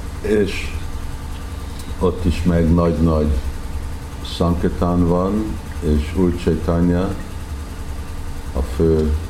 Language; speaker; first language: Hungarian; early bilingual, heritage; Hungarian